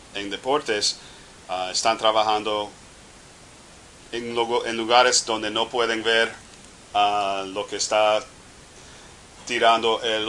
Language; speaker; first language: Spanish; non-native, fluent; English